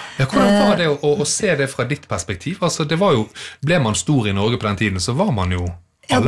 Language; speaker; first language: Norwegian; native; Norwegian